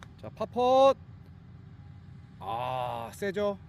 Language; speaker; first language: Korean; native; Korean